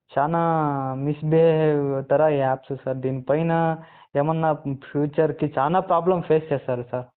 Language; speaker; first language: Telugu; non-native, local second language; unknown